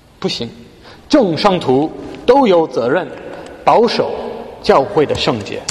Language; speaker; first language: Chinese; non-native, fluent; English